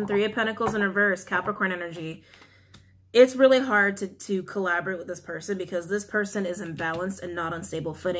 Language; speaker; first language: English; native; English